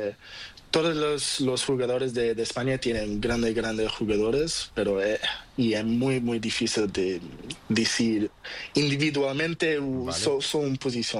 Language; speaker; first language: Spanish; non-native, learner; Portuguese